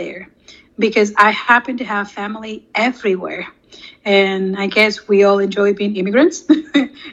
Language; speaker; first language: English; non-native, fluent; Spanish